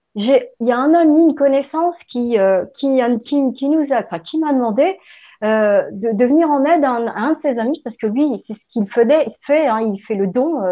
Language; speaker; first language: French; native; French